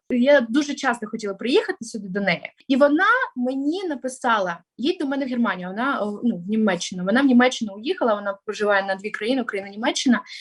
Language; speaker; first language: Ukrainian; non-native, local second language; Russian